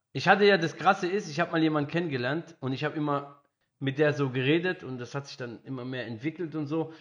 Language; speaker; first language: German; early bilingual, other home language; Arabic